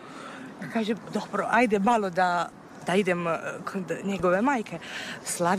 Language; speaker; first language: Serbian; non-native, fluent; Italian